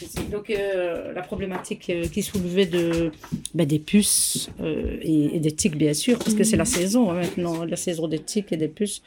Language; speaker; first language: French; native; French